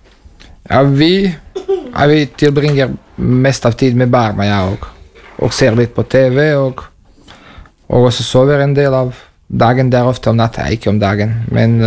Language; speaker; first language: Norwegian; non-native, learner; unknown